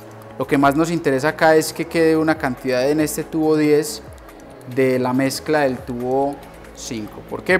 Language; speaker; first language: Spanish; native; Spanish